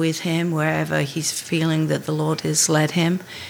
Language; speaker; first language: English; native; English